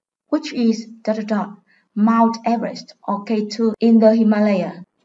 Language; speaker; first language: English; non-native, fluent; Vietnamese